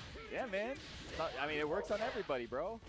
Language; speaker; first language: English; native; English